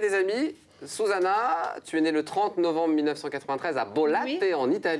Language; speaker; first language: French; native; French